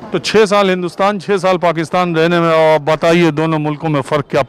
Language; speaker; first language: Hindi; native; Hindi